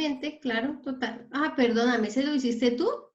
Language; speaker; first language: Spanish; native; Spanish